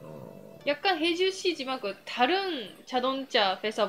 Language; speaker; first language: Korean; non-native, fluent; Japanese